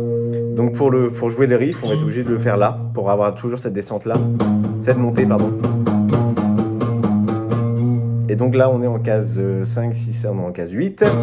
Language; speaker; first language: French; native; French